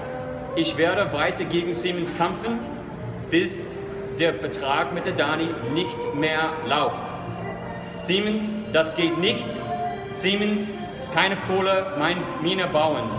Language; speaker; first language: German; non-native, learner; English